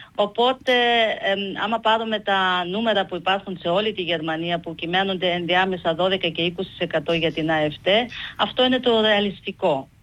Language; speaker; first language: Greek; early bilingual, heritage; Greek